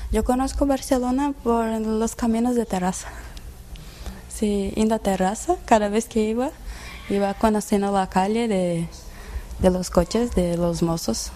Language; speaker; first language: Spanish; non-native, learner; Portuguese